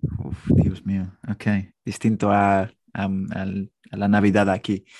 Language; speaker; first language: Spanish; non-native, fluent; English